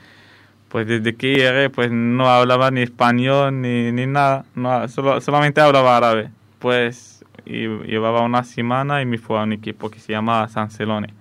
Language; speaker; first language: Spanish; non-native, fluent; Arabic